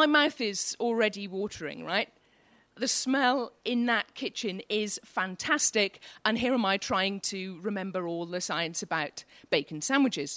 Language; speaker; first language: English; native; English